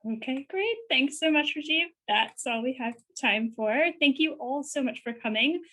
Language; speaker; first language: English; native; English